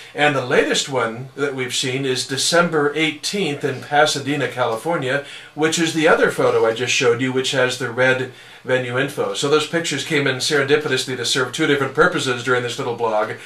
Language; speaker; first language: English; native; English